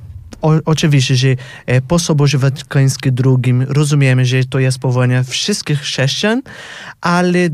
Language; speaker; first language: Polish; non-native, fluent; Portuguese